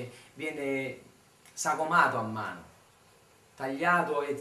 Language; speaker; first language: Italian; native; Italian